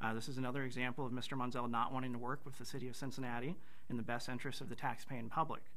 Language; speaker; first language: English; native; English